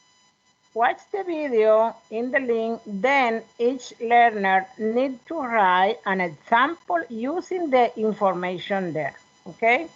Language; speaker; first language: English; non-native, learner; Spanish